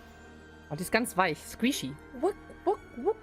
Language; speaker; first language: German; native; German